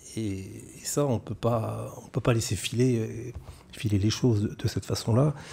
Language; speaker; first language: French; native; French